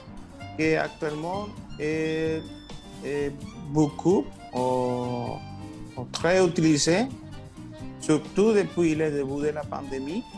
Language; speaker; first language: French; non-native, learner; Spanish